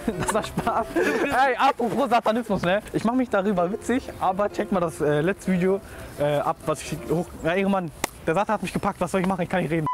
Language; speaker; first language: German; early bilingual, other home language; Turkish